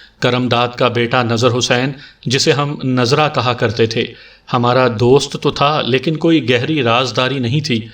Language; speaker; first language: Urdu; native; Urdu